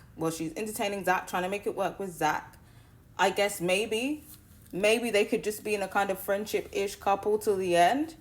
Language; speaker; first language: English; native; English